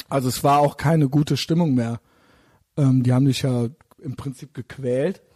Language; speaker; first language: German; native; German